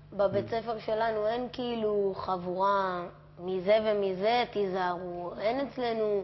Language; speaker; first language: Hebrew; native; Hebrew